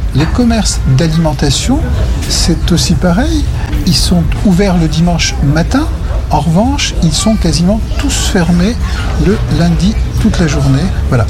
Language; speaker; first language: French; native; French